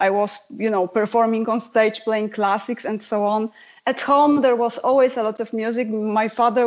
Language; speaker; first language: English; non-native, fluent; Polish